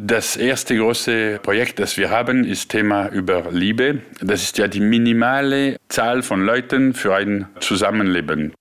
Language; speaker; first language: German; non-native, local second language; French